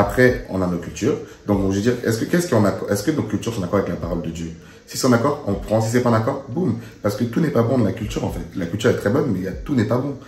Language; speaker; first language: French; early bilingual, other home language; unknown